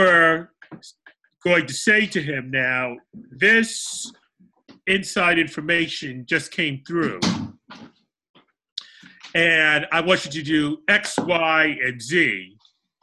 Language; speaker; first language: English; native; English